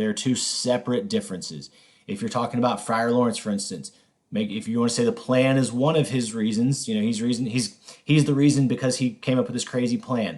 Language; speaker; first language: English; native; English